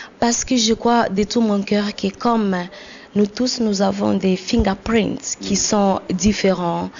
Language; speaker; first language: French; non-native, local second language; Swahili